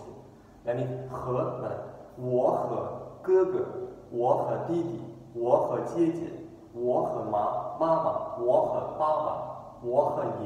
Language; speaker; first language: Chinese; non-native, learner; Uzbek